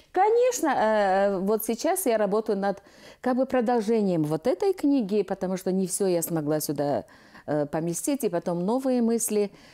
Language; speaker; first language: Russian; non-native, local second language; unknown